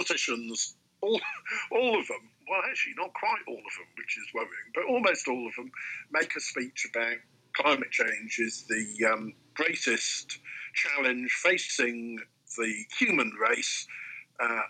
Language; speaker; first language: English; native; English